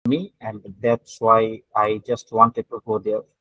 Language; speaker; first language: English; non-native, learner; Bangla